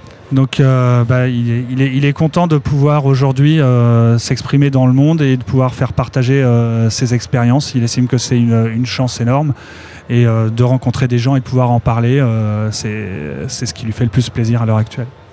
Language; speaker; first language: French; native; French